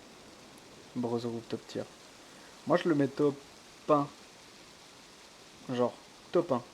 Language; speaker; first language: French; native; French